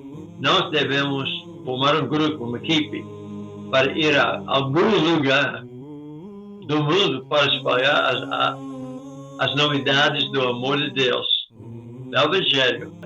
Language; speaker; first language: Portuguese; non-native, fluent; English